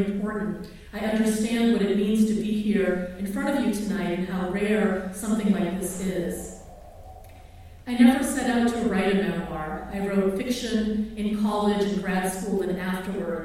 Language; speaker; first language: English; early bilingual, other home language; Filipino